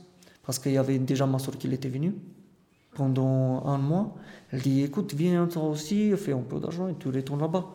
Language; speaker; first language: French; non-native, fluent; Romanian